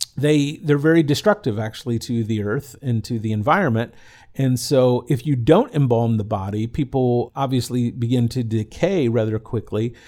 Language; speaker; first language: English; native; English